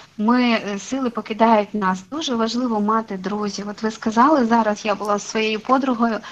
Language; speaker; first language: Ukrainian; non-native, local second language; Russian